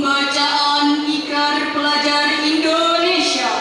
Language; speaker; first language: Indonesian; native; Indonesian